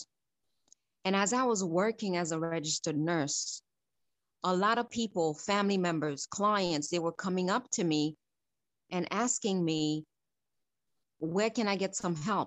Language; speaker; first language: English; non-native, fluent; Haitian Creole